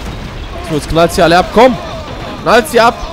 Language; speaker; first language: German; native; German